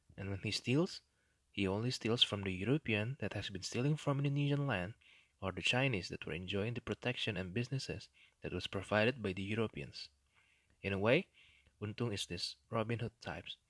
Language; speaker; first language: English; non-native, fluent; Indonesian